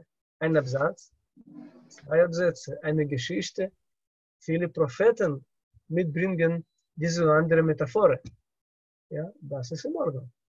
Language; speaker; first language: German; non-native, learner; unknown